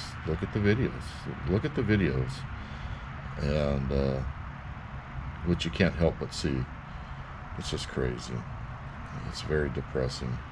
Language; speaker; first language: English; native; English